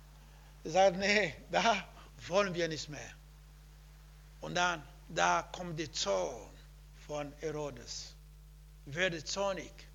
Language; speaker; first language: German; non-native, learner; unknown